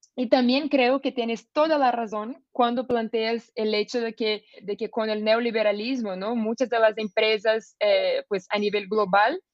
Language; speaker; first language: Spanish; non-native, fluent; Portuguese